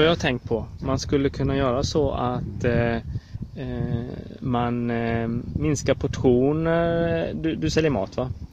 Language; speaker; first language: Swedish; native; Swedish